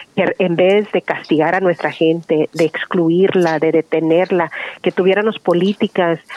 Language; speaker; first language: Spanish; early bilingual, heritage; Spanish